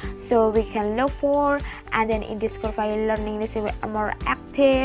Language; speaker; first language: English; non-native, learner; Indonesian